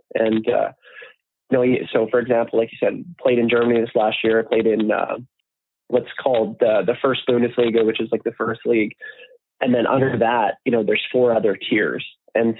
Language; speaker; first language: English; native; English